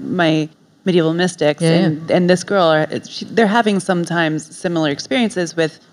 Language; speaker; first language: English; native; English